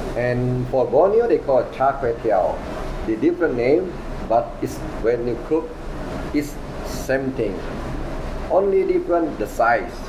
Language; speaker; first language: English; non-native, learner; Indonesian